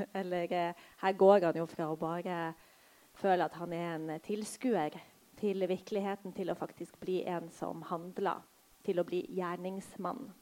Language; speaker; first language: Norwegian; early bilingual, other home language; Polish